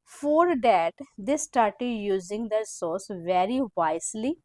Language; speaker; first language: English; non-native, local second language; Punjabi